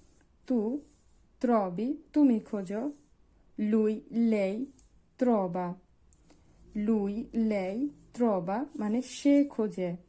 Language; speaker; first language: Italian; non-native, fluent; Bangla